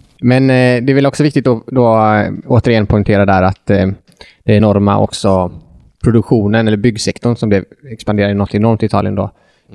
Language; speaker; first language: Swedish; native; Swedish